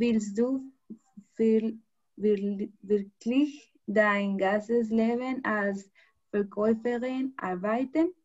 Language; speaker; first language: German; non-native, learner; Spanish